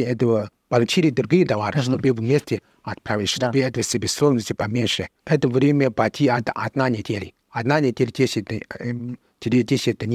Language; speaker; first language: Russian; non-native, learner; Chinese